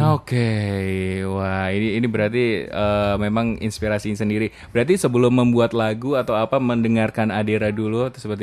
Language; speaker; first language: Indonesian; native; Indonesian